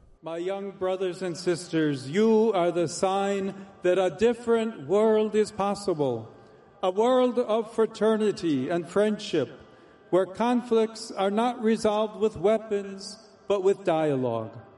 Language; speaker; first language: English; native; English